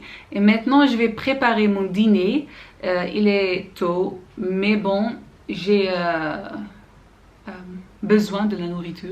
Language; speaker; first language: French; non-native, learner; Dutch